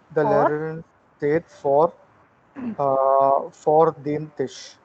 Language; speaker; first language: German; non-native, learner; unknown